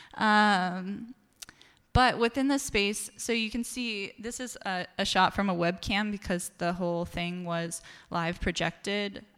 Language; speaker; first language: English; native; English